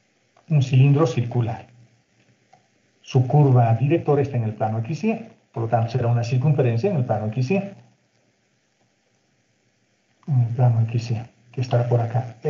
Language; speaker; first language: Spanish; native; Spanish